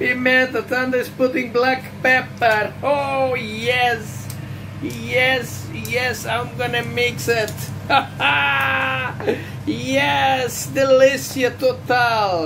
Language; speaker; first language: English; non-native, fluent; Portuguese